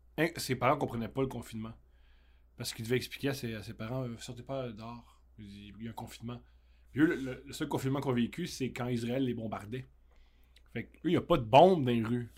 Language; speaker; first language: French; native; French